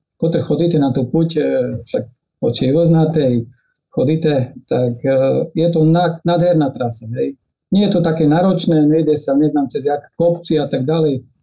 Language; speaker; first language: Slovak; native; Slovak